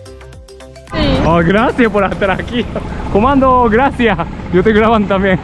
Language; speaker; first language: Spanish; non-native, learner; Japanese